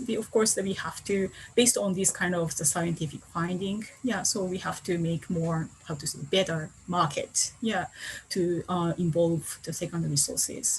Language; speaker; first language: English; non-native, fluent; Japanese